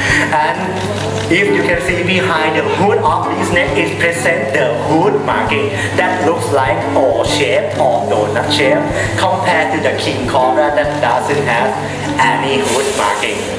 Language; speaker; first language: English; non-native, fluent; Thai